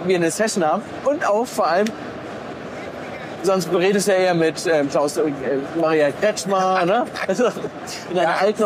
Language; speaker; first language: German; native; German